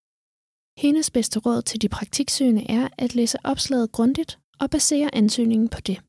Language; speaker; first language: Danish; native; Danish